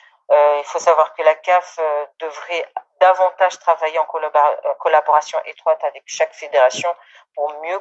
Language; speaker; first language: French; non-native, local second language; Comorian